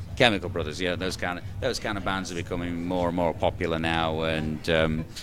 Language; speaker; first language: English; native; English